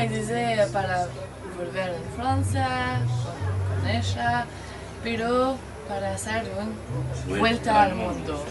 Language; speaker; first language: Spanish; non-native, learner; French